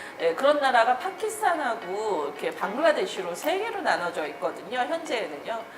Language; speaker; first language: Korean; native; Korean